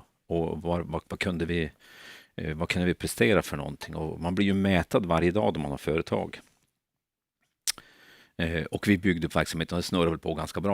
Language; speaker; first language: Swedish; native; Swedish